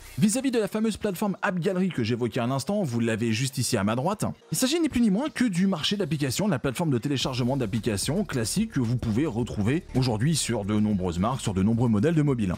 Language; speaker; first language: French; native; French